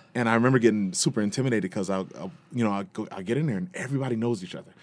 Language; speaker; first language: English; native; English